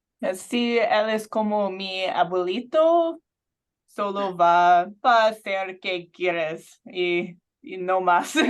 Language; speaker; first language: Spanish; non-native, fluent; English